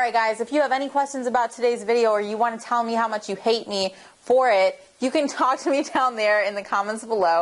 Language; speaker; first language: English; native; English